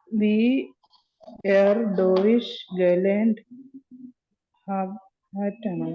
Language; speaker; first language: German; non-native, learner; Malayalam